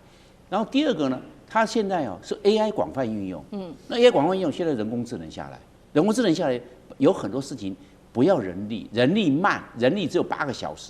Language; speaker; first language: Chinese; native; Chinese